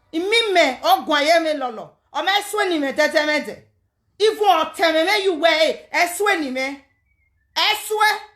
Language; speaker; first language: Nigerian Pidgin; native; Nigerian Pidgin